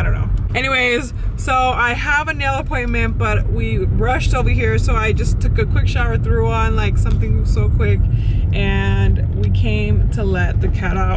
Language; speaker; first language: English; early bilingual, other home language; Spanish